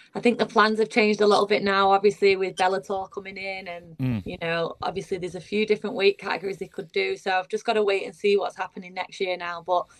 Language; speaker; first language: English; early bilingual, other home language; Bulgarian